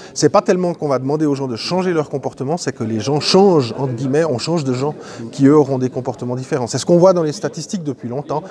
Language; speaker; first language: French; native; French